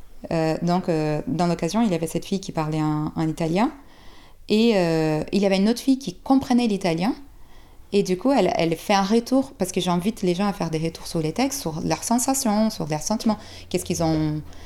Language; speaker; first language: French; non-native, fluent; Portuguese